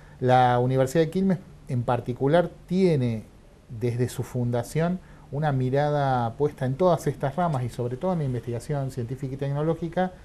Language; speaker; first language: Spanish; native; Spanish